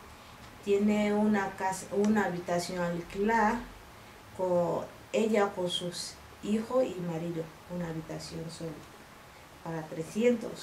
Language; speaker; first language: Spanish; non-native, fluent; Bambara